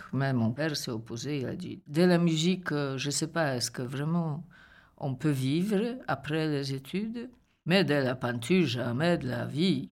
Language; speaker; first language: French; non-native, fluent; Polish